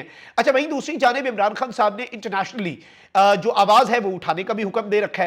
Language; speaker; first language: Urdu; native; Urdu